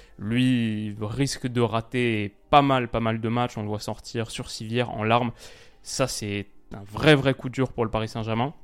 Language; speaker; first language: French; native; French